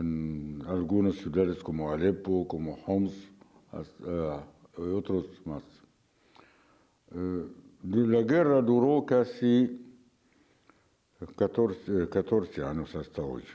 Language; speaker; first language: Spanish; non-native, fluent; Arabic